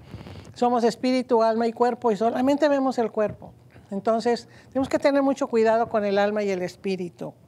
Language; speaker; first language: Spanish; native; Spanish